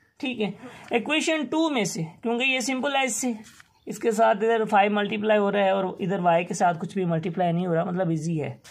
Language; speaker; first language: Urdu; non-native, local second language; Sindhi